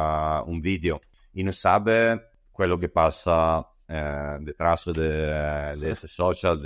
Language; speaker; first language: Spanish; non-native, learner; Italian